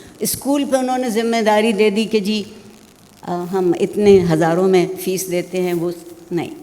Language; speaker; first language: Urdu; native; Urdu